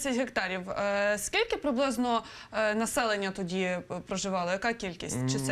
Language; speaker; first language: Ukrainian; native; Ukrainian